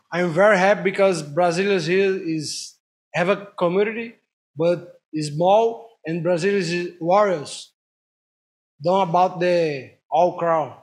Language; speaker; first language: English; non-native, learner; Portuguese